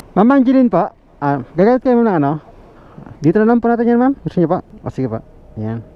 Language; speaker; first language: Filipino; native; Filipino